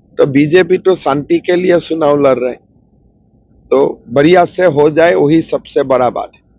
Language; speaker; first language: Hindi; non-native, local second language; Assamese